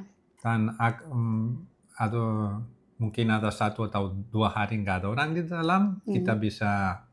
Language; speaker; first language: Indonesian; non-native, learner; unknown